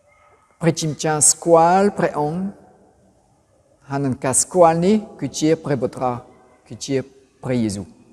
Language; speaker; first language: Khmer; non-native, fluent; French